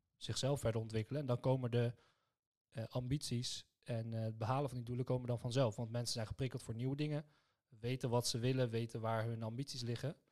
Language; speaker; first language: Dutch; native; Dutch